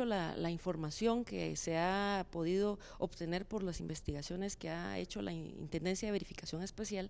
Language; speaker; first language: Spanish; native; Spanish